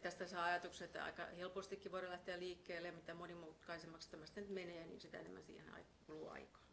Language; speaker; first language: Finnish; non-native, fluent; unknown